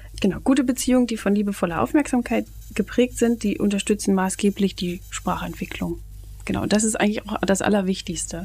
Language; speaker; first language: German; native; German